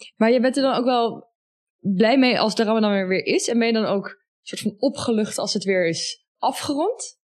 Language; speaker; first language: Dutch; native; Dutch